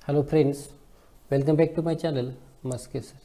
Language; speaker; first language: English; non-native, local second language; Marathi